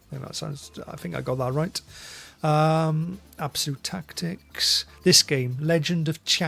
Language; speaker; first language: English; native; English